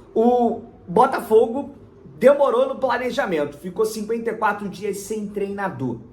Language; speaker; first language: Portuguese; native; Portuguese